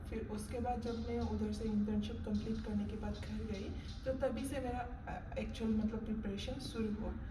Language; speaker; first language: Hindi; non-native, local second language; Assamese